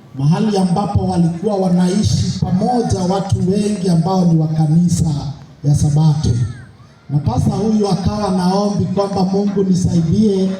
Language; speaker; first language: Swahili; non-native, local second language; Gusii